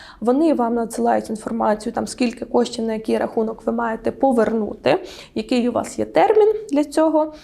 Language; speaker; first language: Ukrainian; native; Ukrainian